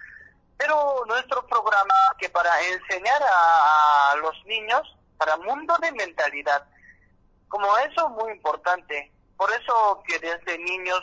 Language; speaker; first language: Spanish; non-native, learner; Korean